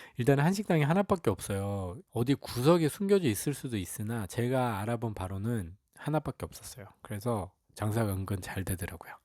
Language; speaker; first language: Korean; native; Korean